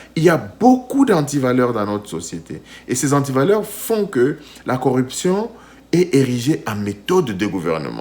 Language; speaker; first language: French; non-native, local second language; Lingala